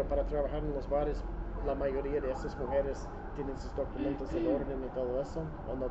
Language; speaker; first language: Spanish; non-native, fluent; English